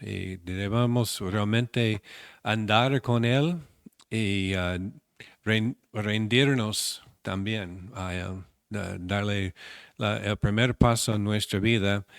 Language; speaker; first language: Spanish; non-native, fluent; English